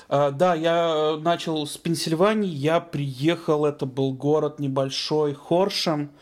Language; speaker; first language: Russian; native; Russian